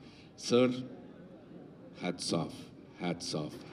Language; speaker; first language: Telugu; native; Telugu